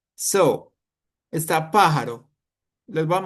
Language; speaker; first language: Spanish; native; Spanish